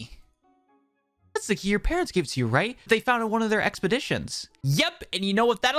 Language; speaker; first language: English; native; English